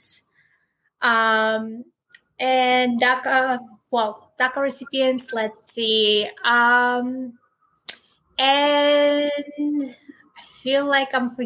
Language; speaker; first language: English; non-native, fluent; Armenian